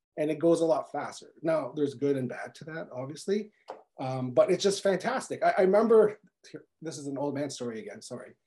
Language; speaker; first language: English; native; English